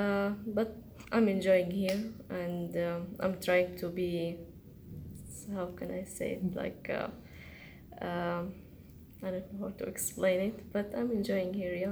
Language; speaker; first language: English; non-native, learner; Arabic